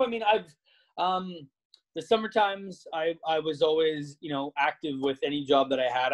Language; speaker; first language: English; native; English